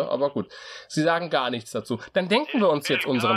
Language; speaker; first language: German; native; German